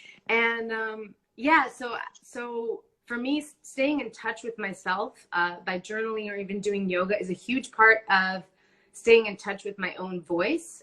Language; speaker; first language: English; non-native, fluent; Spanish